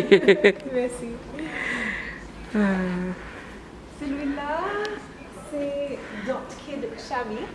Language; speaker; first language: French; non-native, learner; English